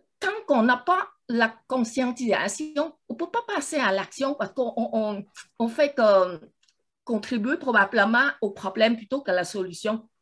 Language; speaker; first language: French; non-native, fluent; Vietnamese